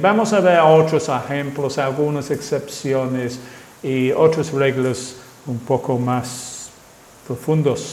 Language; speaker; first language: Spanish; non-native, fluent; English